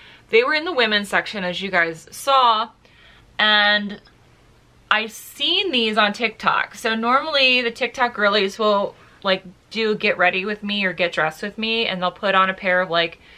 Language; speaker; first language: English; native; English